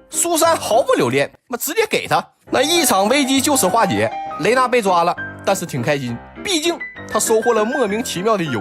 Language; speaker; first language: Chinese; native; Chinese